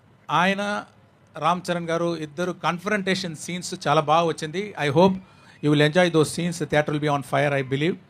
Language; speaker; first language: Telugu; non-native, learner; Tamil